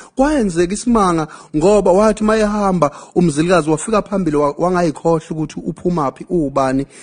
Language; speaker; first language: Zulu; native; Zulu